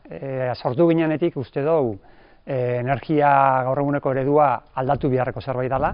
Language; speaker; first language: Basque; native; Basque